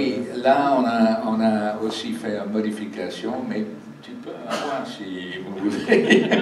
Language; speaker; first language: French; non-native, fluent; English